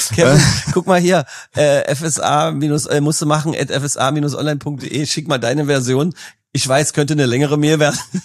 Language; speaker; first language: German; native; German